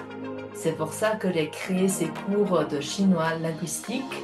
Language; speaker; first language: French; non-native, fluent; Chinese